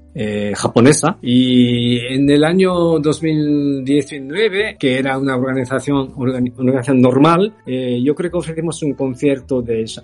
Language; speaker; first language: Spanish; non-native, fluent; Japanese